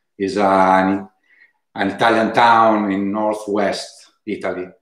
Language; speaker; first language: English; non-native, fluent; Italian